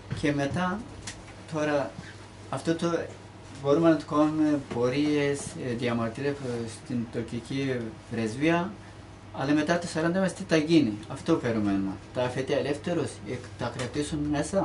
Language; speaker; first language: Greek; non-native, learner; Turkish